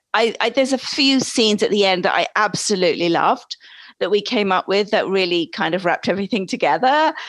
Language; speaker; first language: English; native; English